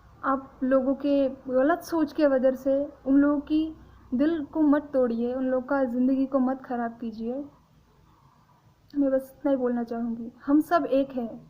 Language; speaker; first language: Hindi; non-native, local second language; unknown